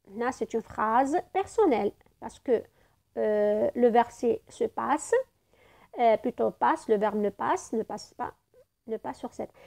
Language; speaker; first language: French; non-native, local second language; Arabic